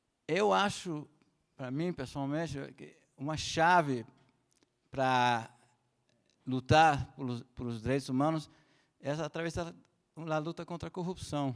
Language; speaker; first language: Portuguese; non-native, fluent; Spanish